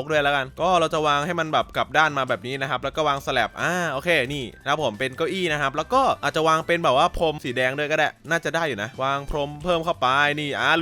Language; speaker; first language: Thai; native; Thai